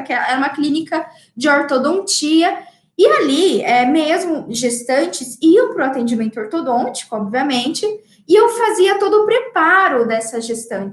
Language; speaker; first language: Portuguese; native; Portuguese